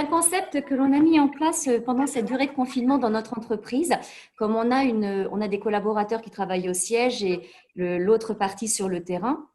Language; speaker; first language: French; native; French